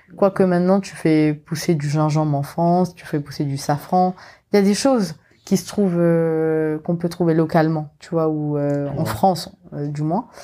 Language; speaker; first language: French; non-native, local second language; Morisyen